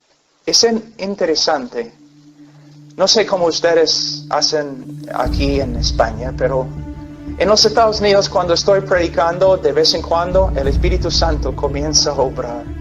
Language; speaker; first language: Spanish; non-native, fluent; English